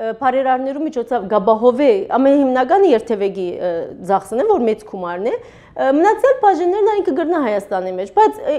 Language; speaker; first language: Armenian; early bilingual, heritage; Armenian